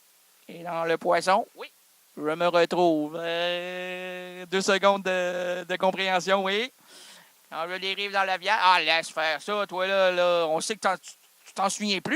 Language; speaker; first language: French; native; French